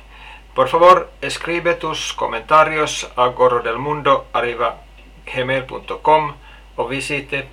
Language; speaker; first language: Spanish; non-native, learner; Finnish